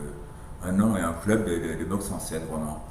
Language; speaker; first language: French; native; French